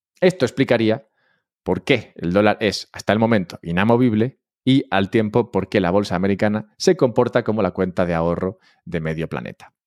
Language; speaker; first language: Spanish; native; Spanish